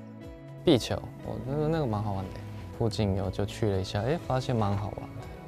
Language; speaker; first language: Chinese; non-native, fluent; Japanese